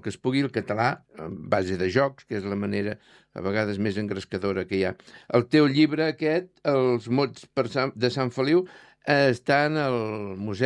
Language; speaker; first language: Catalan; native; Catalan